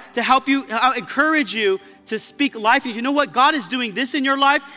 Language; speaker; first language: English; native; English